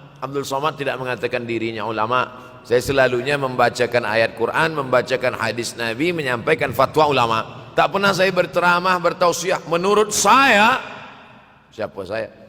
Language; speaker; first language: Malay; native; Malay